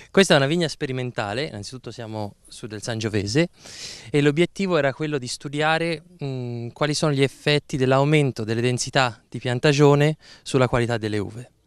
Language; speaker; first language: Italian; native; Italian